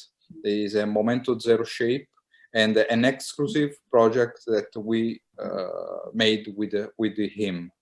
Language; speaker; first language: English; non-native, learner; Italian